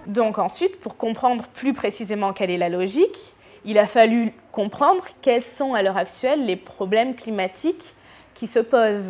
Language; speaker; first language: French; native; French